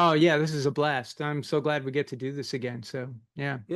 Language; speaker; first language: English; native; English